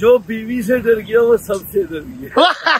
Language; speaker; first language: Hindi; non-native, local second language; Punjabi